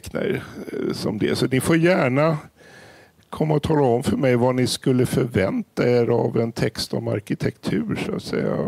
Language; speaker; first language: Swedish; native; Swedish